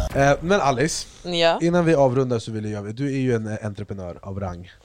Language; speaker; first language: Swedish; native; Swedish